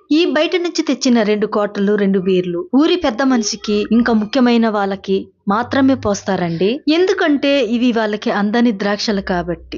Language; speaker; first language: Telugu; non-native, local second language; Koya